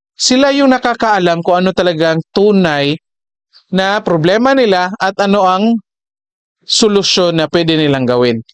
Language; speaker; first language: Filipino; native; Filipino